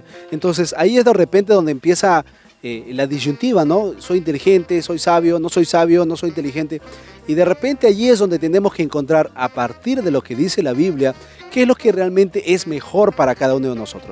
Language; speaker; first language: Spanish; native; Spanish